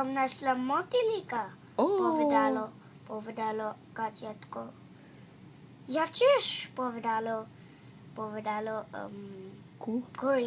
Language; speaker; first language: Slovak; early bilingual, heritage; Slovak